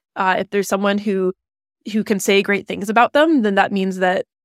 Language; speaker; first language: English; native; English